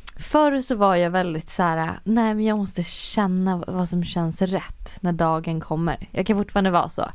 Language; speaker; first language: Swedish; native; Swedish